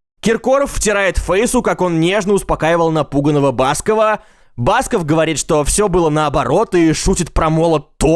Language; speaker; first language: Russian; native; Russian